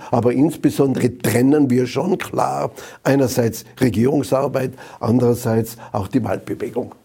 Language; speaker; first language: German; native; German